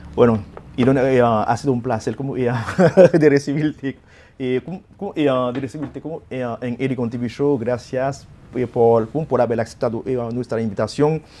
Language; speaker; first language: Spanish; non-native, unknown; Haitian Creole